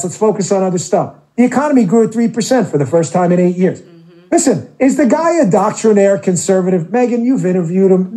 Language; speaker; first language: English; native; English